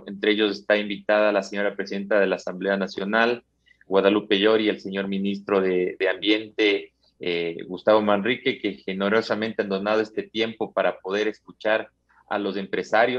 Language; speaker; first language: Spanish; native; Spanish